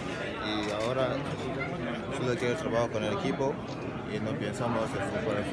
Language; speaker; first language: Spanish; non-native, learner; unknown